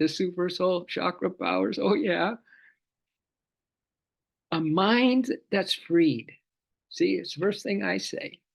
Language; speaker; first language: English; native; English